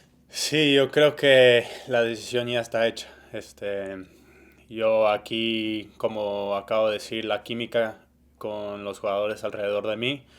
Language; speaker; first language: Spanish; early bilingual, heritage; Spanish